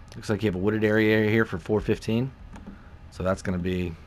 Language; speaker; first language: English; native; English